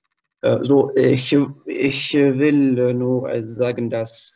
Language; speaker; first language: German; non-native, learner; Russian